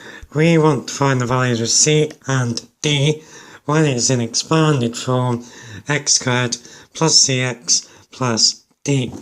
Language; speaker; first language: English; native; English